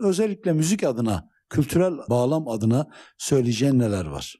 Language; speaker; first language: Turkish; native; Turkish